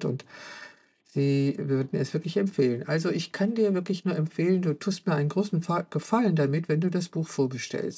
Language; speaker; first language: German; native; German